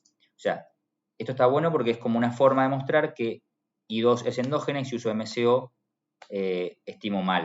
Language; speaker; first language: Spanish; native; Spanish